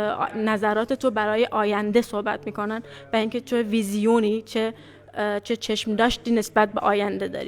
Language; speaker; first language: Persian; early bilingual, heritage; Persian